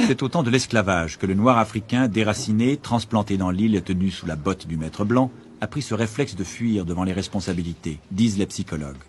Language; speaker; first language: French; native; French